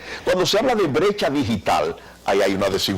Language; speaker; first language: Spanish; native; Spanish